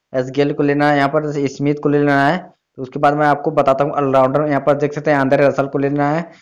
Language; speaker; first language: Hindi; native; Hindi